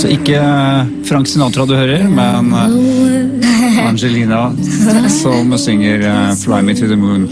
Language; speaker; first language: Norwegian; native; Norwegian